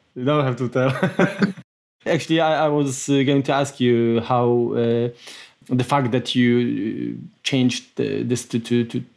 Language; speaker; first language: English; non-native, fluent; Polish